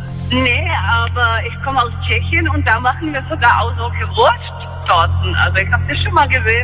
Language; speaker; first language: German; non-native, fluent; Czech